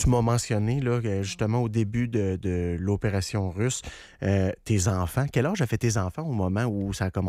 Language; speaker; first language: French; native; French